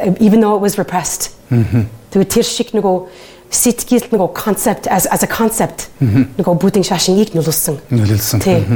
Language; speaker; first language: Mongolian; non-native, learner; English